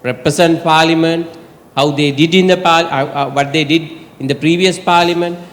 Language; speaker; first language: English; non-native, local second language; Sinhala